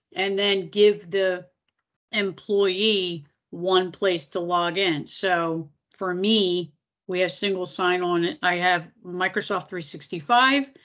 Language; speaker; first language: English; native; English